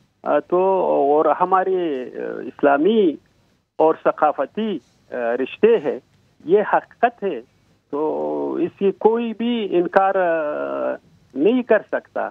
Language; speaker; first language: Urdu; non-native, fluent; Pashto